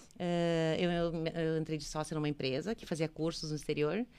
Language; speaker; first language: Portuguese; native; Portuguese